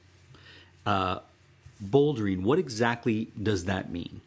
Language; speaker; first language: English; native; English